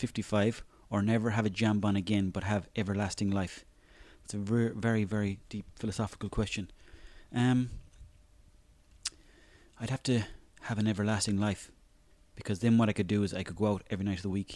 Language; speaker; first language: English; native; English